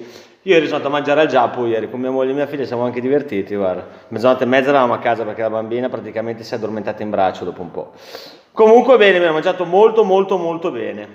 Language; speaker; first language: Italian; native; Italian